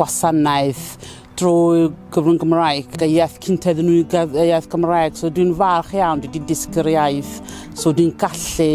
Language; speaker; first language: Welsh; non-native, fluent; Southern Sotho